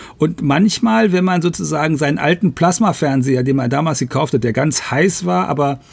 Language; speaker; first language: German; native; German